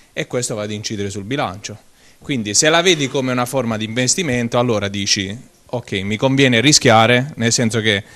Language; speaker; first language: Italian; native; Italian